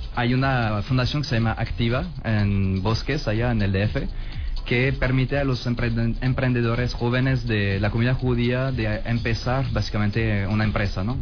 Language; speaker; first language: Spanish; non-native, fluent; French